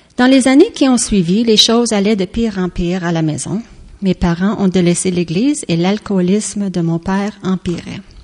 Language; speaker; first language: French; early bilingual, other home language; Estonian